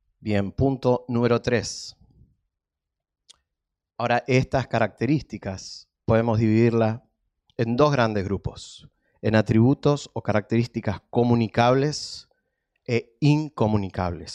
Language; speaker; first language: Spanish; native; Spanish